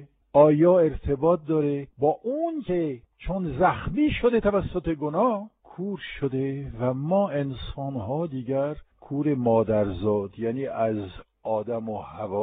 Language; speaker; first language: Persian; non-native, fluent; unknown